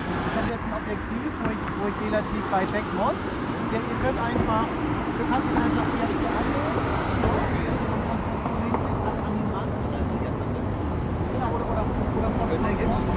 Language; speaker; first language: German; native; German